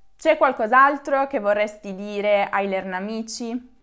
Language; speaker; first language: Italian; native; Italian